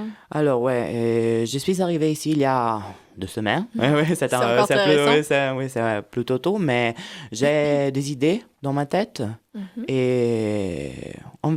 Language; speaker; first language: French; non-native, fluent; Italian